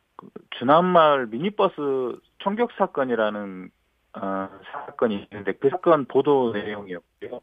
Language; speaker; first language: Korean; native; Korean